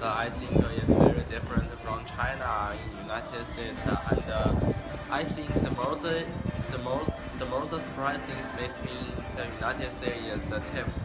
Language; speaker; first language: English; non-native, learner; Chinese